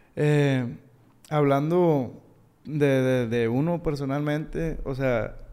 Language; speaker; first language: Spanish; native; Spanish